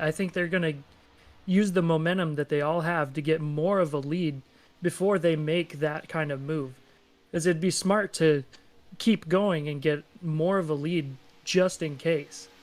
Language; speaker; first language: English; native; English